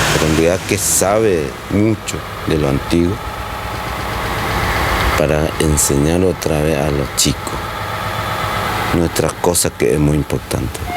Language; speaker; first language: Spanish; non-native, local second language; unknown